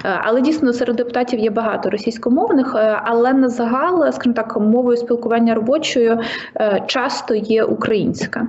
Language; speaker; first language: Ukrainian; native; Ukrainian